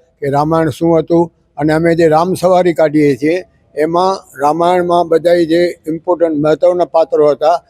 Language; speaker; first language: Gujarati; non-native, local second language; Sindhi